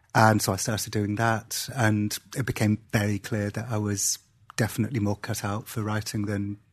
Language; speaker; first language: English; native; English